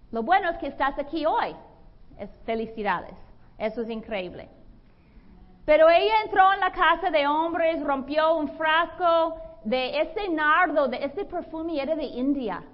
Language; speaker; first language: Spanish; non-native, fluent; English